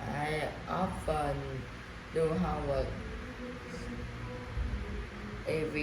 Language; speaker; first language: English; non-native, learner; Vietnamese